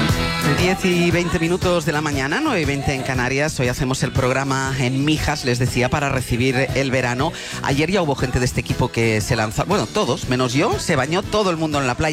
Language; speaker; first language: Spanish; native; Spanish